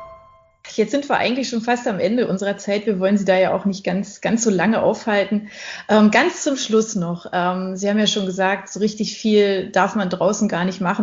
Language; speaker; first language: German; native; German